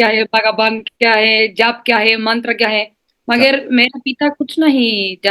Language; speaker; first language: Hindi; non-native, learner; Spanish